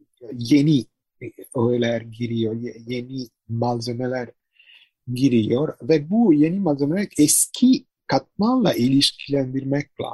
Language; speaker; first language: Turkish; non-native, fluent; Italian